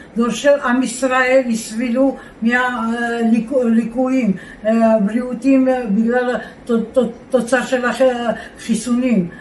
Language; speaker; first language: Hebrew; non-native, fluent; Georgian